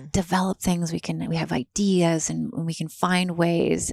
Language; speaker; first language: English; native; English